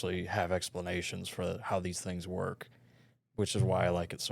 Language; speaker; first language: English; native; English